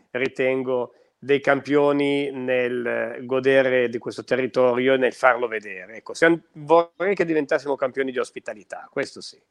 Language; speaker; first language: Italian; native; Italian